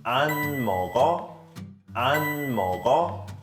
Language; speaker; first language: Korean; non-native, learner; English